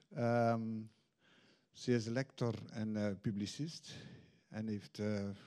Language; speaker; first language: Dutch; native; Dutch